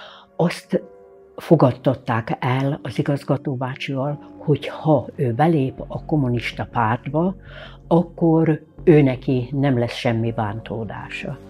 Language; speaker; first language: Hungarian; native; Hungarian